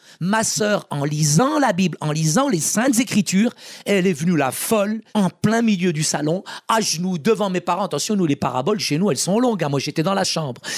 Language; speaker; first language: French; early bilingual, other home language; Arabic